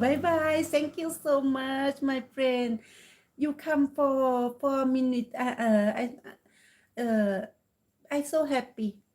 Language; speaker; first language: English; non-native, learner; Thai